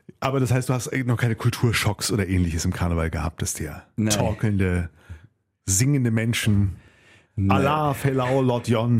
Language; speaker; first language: German; native; German